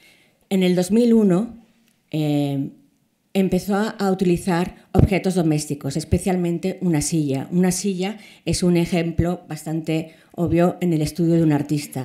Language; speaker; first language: Spanish; native; Spanish